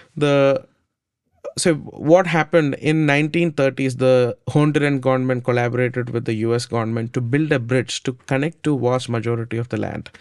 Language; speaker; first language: English; non-native, local second language; Malayalam